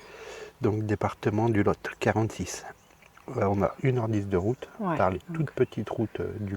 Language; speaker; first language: French; native; French